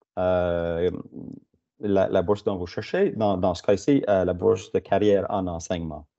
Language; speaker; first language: French; native; French